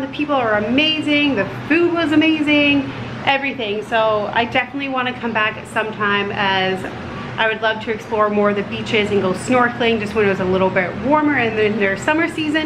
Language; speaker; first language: English; native; English